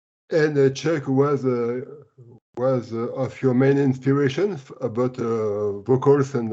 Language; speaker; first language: English; non-native, learner; French